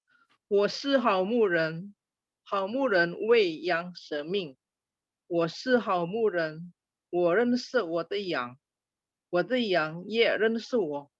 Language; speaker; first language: Chinese; non-native, learner; Indonesian